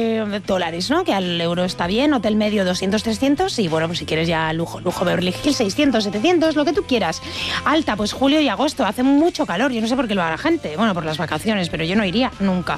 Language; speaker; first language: Spanish; native; Spanish